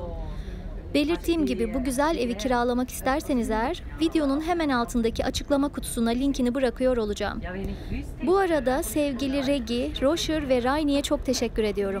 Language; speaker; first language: Turkish; native; Turkish